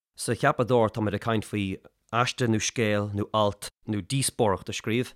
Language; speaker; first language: Irish; native; Irish